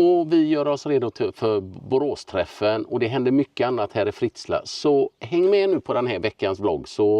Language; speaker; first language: Swedish; native; Swedish